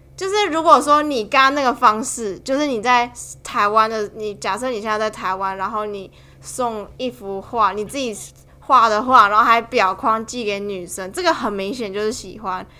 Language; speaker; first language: Chinese; native; Chinese